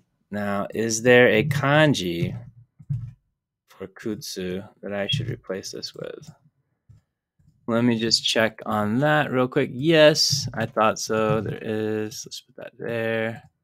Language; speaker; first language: English; native; English